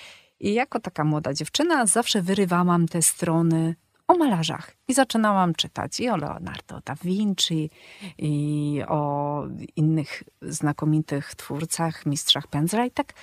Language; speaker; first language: Polish; native; Polish